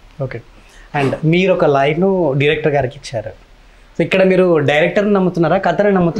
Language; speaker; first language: Telugu; native; Telugu